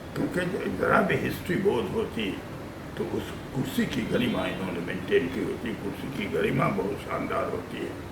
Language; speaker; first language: Hindi; native; Hindi